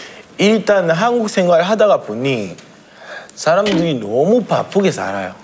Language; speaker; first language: Korean; non-native, fluent; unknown